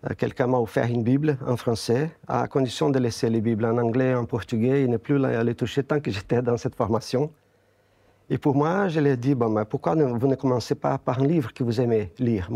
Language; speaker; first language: French; non-native, fluent; Portuguese